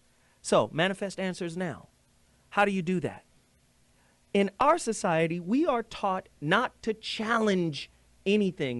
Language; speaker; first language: English; native; English